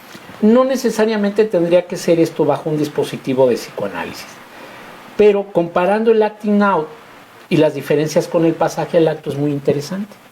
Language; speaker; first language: Spanish; native; Spanish